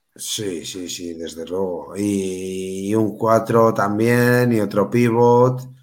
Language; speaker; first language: Spanish; native; Spanish